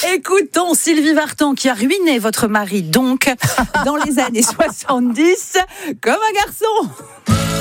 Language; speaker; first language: French; native; French